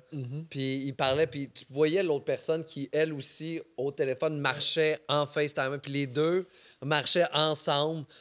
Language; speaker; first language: French; native; French